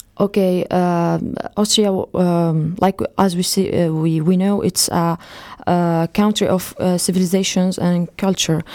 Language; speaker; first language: English; non-native, fluent; Arabic